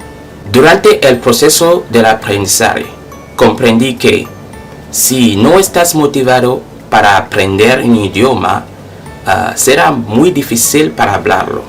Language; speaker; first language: Spanish; non-native, local second language; French